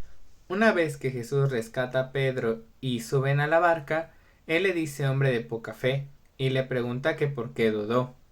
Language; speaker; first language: Spanish; native; Spanish